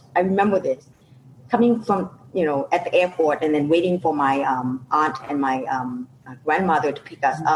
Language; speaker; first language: English; non-native, fluent; Lao